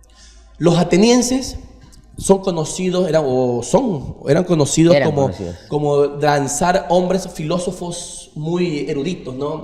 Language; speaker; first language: Spanish; native; Spanish